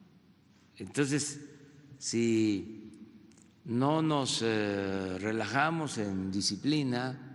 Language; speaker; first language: Spanish; native; Spanish